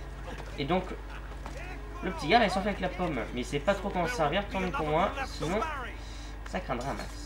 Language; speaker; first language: French; native; French